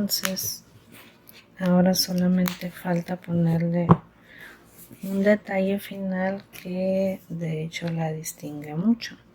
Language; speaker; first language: Spanish; native; Spanish